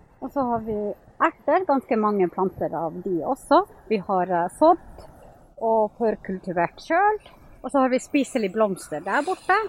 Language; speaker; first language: Norwegian; non-native, fluent; Finnish